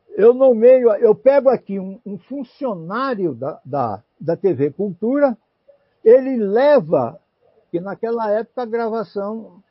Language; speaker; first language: Portuguese; native; Portuguese